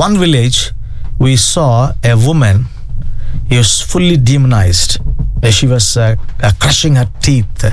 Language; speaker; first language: English; non-native, local second language; Telugu